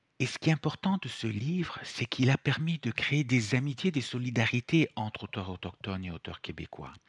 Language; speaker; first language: French; non-native, fluent; Italian